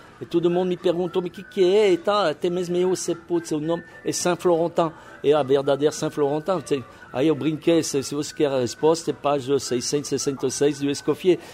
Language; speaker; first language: Portuguese; non-native, fluent; French